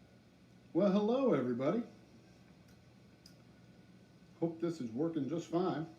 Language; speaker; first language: English; native; English